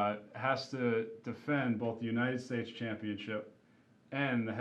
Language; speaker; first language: English; native; English